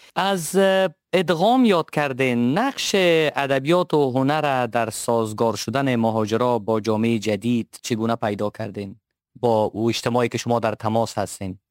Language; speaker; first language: Persian; native; Persian